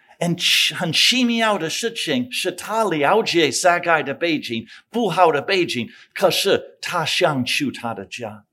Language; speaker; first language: Chinese; non-native, fluent; English